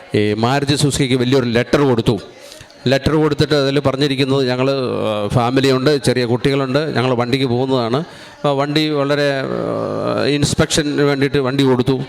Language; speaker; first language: Malayalam; native; Malayalam